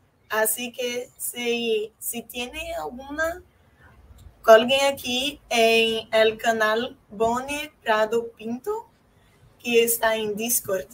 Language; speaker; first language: Spanish; non-native, fluent; Portuguese